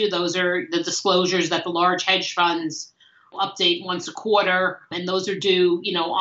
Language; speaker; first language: English; native; English